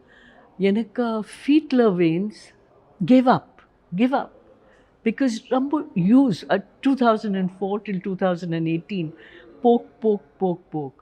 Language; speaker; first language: Tamil; non-native, learner; Hindi